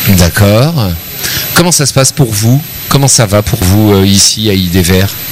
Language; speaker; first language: French; native; French